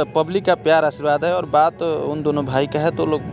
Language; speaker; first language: Hindi; native; Hindi